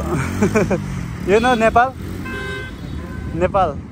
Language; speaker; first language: English; non-native, learner; Nepali